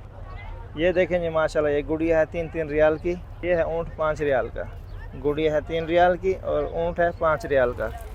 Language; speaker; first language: Hindi; native; Hindi